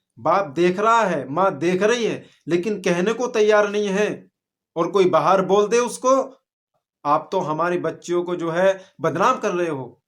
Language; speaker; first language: Urdu; native; Urdu